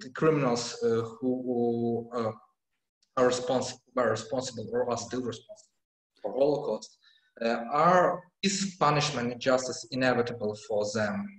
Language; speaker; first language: English; non-native, fluent; Ukrainian